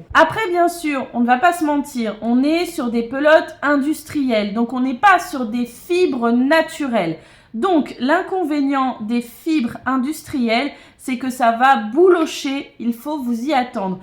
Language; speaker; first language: French; native; French